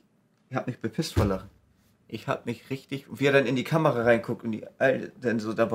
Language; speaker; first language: German; native; German